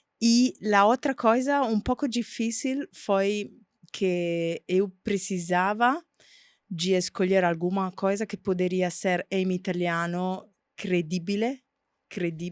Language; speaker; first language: Portuguese; non-native, fluent; Italian